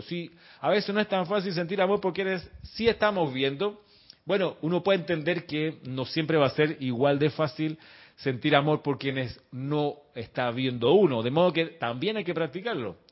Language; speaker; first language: Spanish; native; Spanish